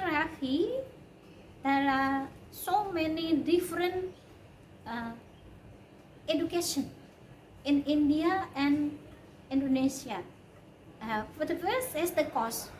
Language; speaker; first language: English; non-native, learner; Indonesian